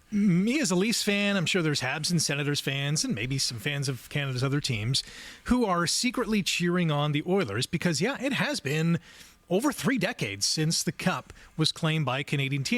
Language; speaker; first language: English; native; English